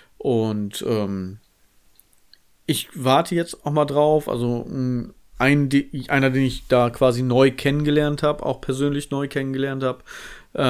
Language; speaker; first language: German; native; German